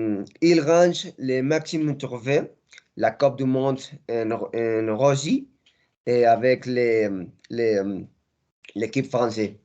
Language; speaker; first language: French; non-native, learner; Spanish